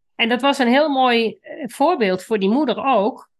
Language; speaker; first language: Dutch; native; Dutch